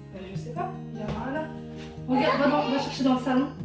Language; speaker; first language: French; native; French